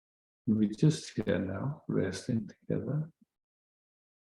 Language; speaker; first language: English; native; English